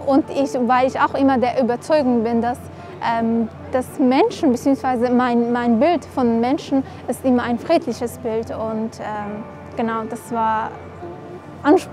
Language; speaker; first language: German; non-native, fluent; Kurdish